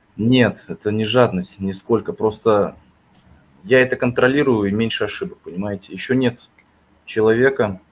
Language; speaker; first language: Russian; native; Russian